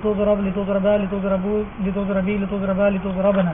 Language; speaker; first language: Arabic; non-native, learner; Urdu